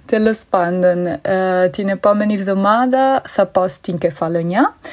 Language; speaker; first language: Greek; non-native, fluent; Italian